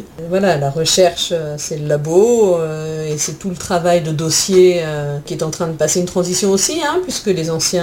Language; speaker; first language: French; native; French